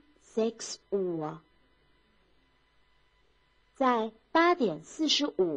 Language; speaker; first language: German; non-native, fluent; Chinese